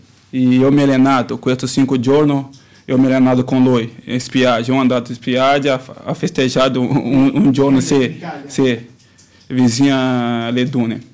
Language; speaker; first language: Italian; non-native, learner; Portuguese